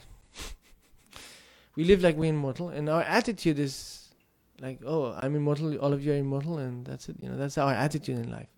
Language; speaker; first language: English; non-native, fluent; Tibetan